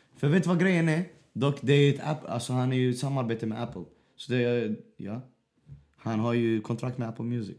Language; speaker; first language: Swedish; early bilingual, other home language; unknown